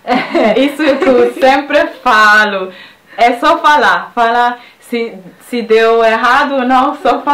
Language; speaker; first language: Portuguese; non-native, fluent; French